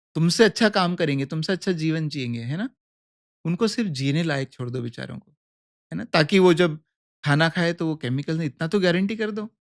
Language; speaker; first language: Hindi; native; Hindi